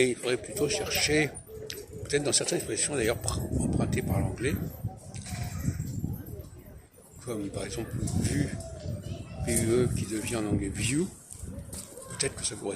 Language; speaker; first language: French; native; French